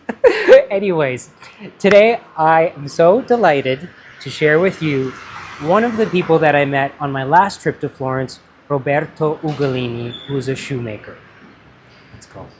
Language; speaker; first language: English; early bilingual, heritage; English